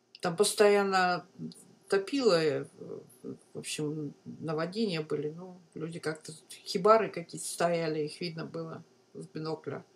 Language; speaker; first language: Russian; native; Russian